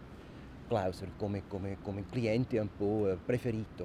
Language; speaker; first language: Italian; non-native, local second language; German